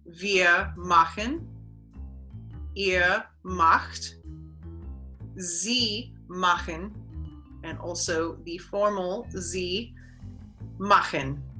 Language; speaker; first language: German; non-native, learner; English